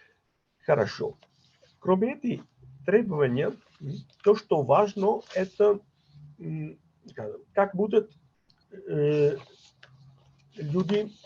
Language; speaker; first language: Russian; non-native, fluent; Catalan